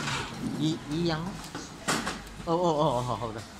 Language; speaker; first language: Chinese; non-native, learner; Malay